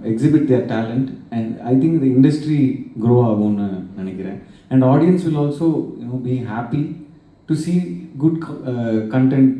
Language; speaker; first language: English; non-native, local second language; Tamil